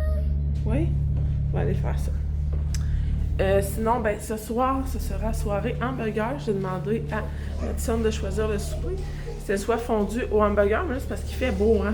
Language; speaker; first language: French; native; French